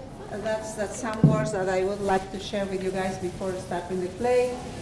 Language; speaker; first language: English; non-native, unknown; Quechua